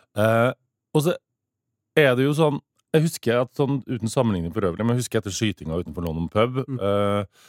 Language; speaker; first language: Norwegian; native; Norwegian